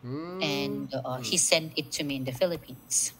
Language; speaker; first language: English; non-native, local second language; Filipino